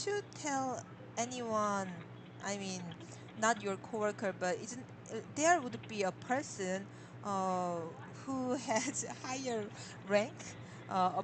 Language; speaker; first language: English; non-native, learner; Korean